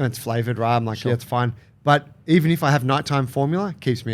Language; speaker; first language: English; native; English